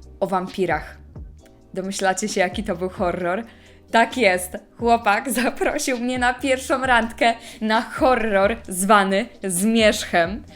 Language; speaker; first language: Polish; native; Polish